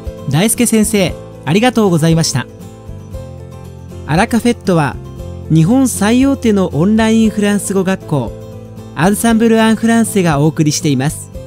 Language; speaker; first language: Japanese; native; Japanese